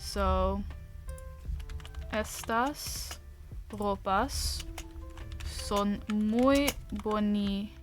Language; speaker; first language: Spanish; non-native, learner; English